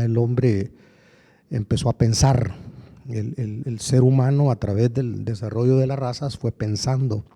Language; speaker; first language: Spanish; native; Spanish